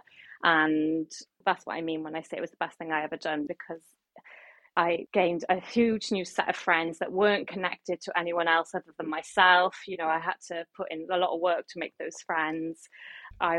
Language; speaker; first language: English; native; English